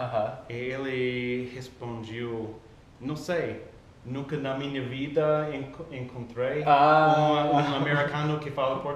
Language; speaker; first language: Portuguese; non-native, fluent; English